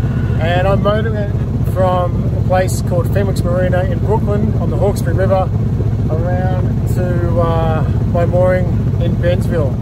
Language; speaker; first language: English; native; English